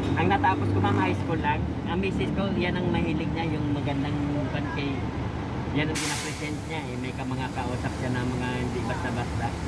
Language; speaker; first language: Filipino; non-native, local second language; Cebuano